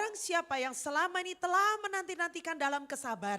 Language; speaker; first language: Indonesian; native; Indonesian